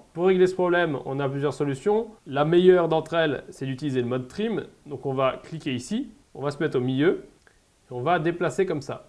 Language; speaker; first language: French; native; French